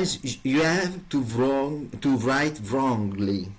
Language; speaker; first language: English; non-native, learner; Italian